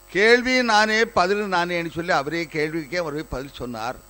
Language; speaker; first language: Tamil; native; Tamil